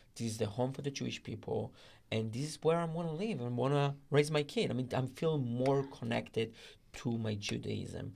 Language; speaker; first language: English; non-native, learner; Hebrew